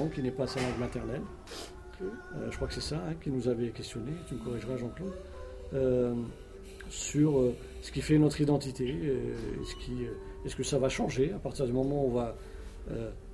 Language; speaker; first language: French; native; French